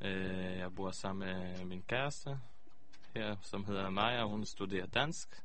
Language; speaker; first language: Danish; early bilingual, heritage; Hebrew